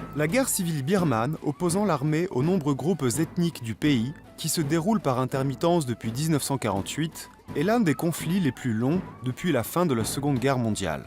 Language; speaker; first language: French; native; French